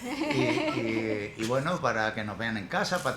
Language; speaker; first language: Spanish; native; Spanish